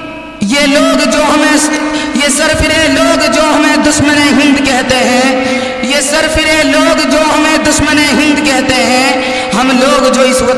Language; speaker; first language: Urdu; native; Urdu